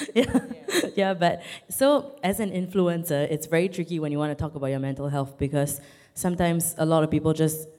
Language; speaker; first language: English; native; English